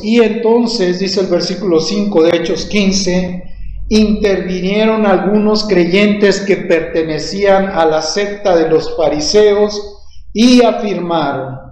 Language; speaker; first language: Spanish; native; Spanish